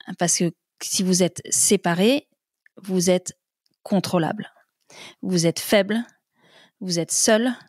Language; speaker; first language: French; native; French